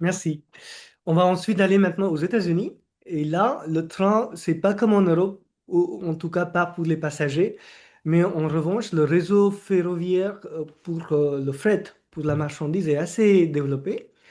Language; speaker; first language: French; non-native, fluent; Marathi